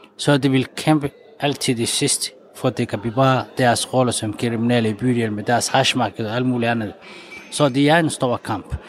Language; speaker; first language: Danish; non-native, fluent; Somali